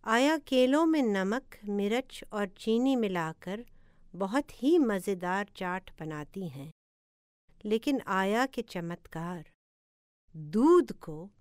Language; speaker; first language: Urdu; native; Urdu